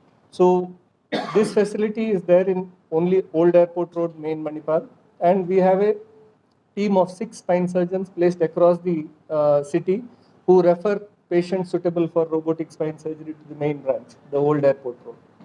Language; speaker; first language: English; non-native, local second language; Kannada